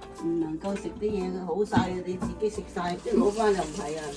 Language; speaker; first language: Cantonese; native; Cantonese